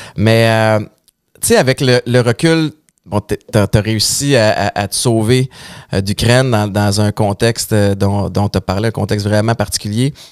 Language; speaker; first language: French; native; French